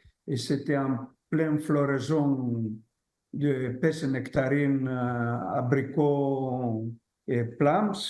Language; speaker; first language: French; non-native, fluent; Greek